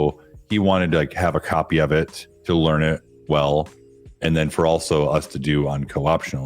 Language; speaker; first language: English; native; English